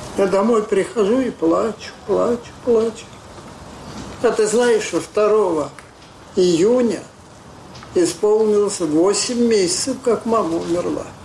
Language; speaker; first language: Russian; native; Russian